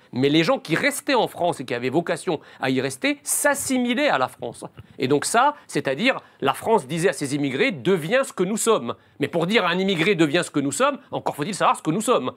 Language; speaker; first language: French; early bilingual, other home language; Arabic